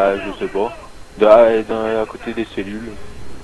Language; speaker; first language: French; native; French